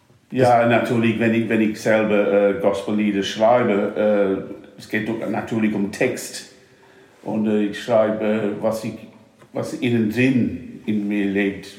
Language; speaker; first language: German; non-native, fluent; English